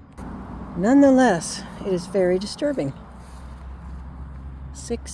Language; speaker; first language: English; native; English